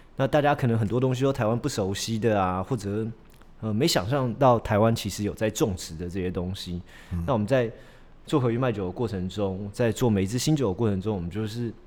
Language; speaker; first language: Chinese; early bilingual, heritage; Chinese